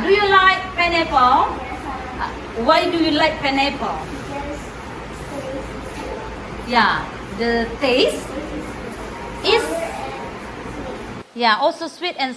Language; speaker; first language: English; non-native, learner; Indonesian